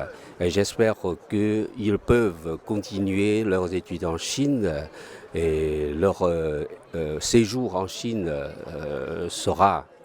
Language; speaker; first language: French; non-native, fluent; Chinese